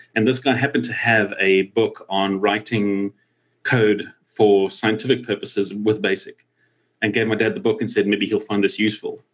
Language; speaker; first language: English; native; English